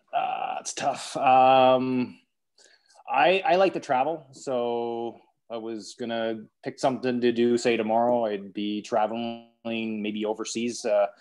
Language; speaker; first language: English; native; English